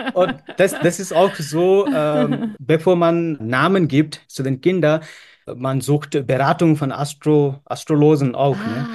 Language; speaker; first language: German; non-native, fluent; Nepali